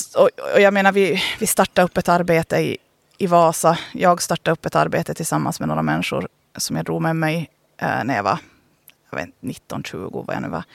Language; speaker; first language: Swedish; native; Swedish